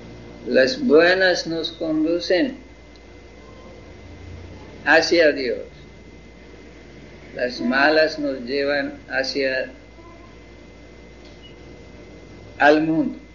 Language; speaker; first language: Spanish; non-native, fluent; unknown